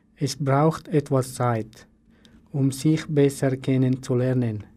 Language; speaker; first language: German; non-native, learner; Persian